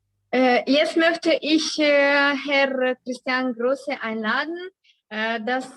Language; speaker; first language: German; non-native, learner; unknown